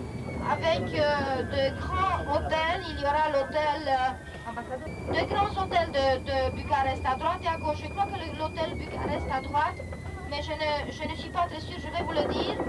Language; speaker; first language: French; non-native, fluent; Romanian